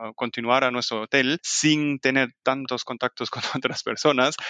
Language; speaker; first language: Spanish; non-native, fluent; German